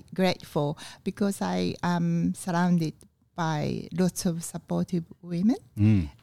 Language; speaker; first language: English; non-native, learner; Japanese